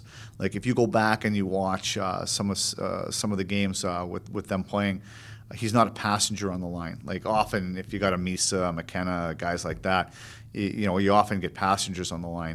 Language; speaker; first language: English; native; English